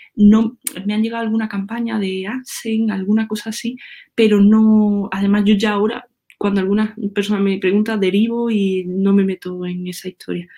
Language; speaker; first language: Spanish; native; Spanish